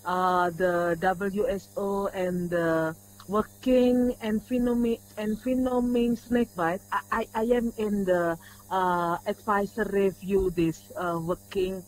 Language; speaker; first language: English; non-native, learner; Indonesian